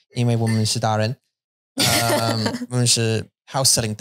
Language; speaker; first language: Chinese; non-native, learner; English